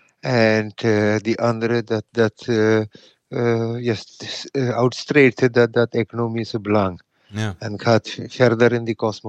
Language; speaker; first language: Dutch; non-native, fluent; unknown